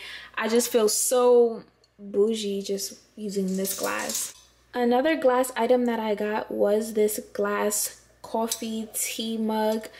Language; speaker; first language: English; native; English